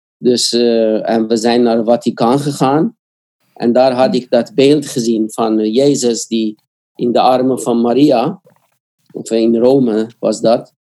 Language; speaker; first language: Dutch; non-native, fluent; Korean